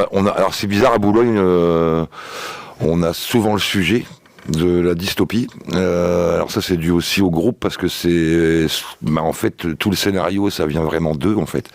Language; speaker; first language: French; native; French